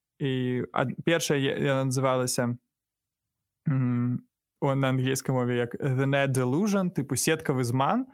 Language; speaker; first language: Belarusian; non-native, local second language; Russian